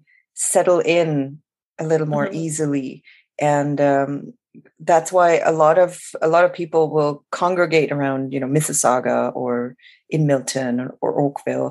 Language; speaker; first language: English; non-native, local second language; Urdu